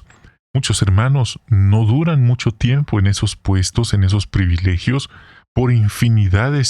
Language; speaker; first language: Spanish; native; Spanish